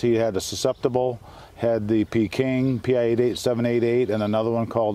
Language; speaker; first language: English; native; English